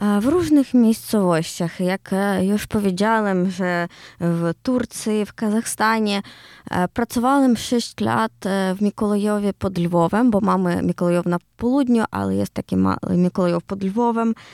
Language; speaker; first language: Polish; non-native, learner; Ukrainian